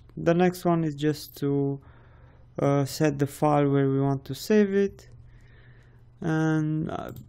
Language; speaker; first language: English; non-native, fluent; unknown